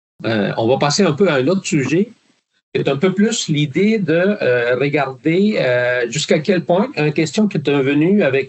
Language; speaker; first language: French; non-native, fluent; Spanish